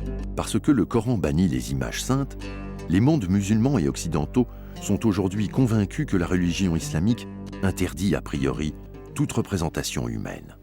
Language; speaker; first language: French; native; French